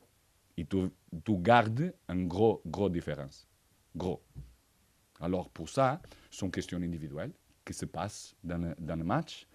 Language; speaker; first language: French; non-native, fluent; Portuguese